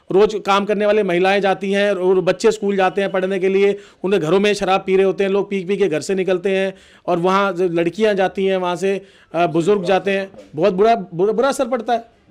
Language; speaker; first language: Hindi; native; Hindi